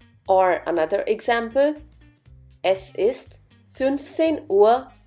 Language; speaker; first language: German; non-native, fluent; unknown